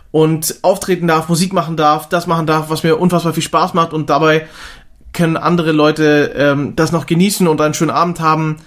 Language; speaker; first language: German; native; German